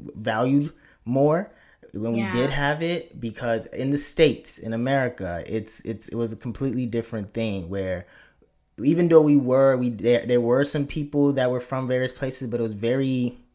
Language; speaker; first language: English; early bilingual, other home language; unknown